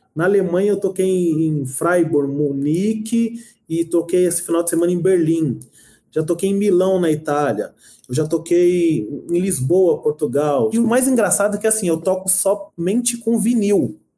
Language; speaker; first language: Portuguese; native; Portuguese